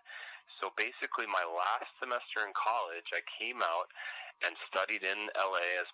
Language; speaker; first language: English; native; English